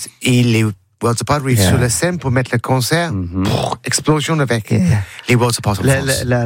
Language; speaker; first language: French; non-native, learner; English